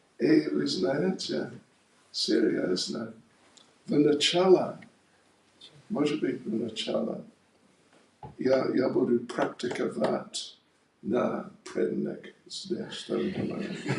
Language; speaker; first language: Russian; non-native, learner; English